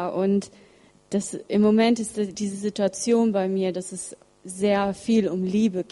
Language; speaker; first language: German; early bilingual, other home language; Russian